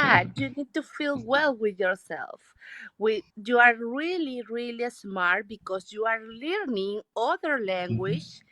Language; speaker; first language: English; non-native, learner; Spanish